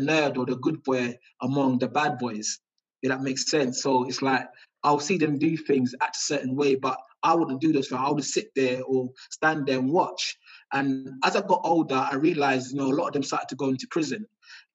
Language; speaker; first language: English; native; English